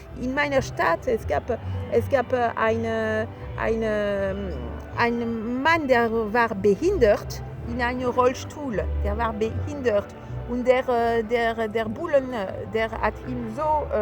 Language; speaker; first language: German; non-native, fluent; French